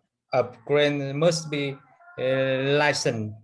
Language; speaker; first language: English; non-native, learner; Vietnamese